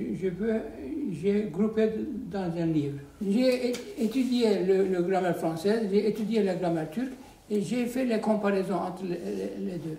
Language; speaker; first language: French; non-native, fluent; Turkish